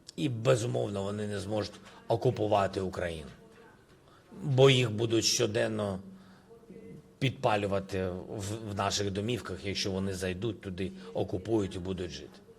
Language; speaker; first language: Ukrainian; non-native, local second language; Russian